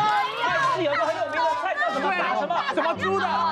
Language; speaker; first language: Chinese; native; Chinese